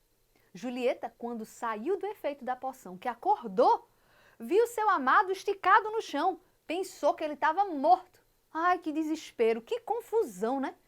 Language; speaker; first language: Portuguese; native; Portuguese